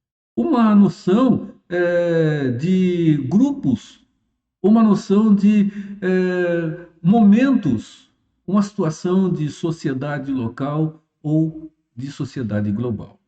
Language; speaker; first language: Portuguese; native; Portuguese